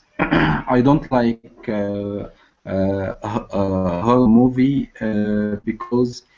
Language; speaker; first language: English; non-native, learner; Arabic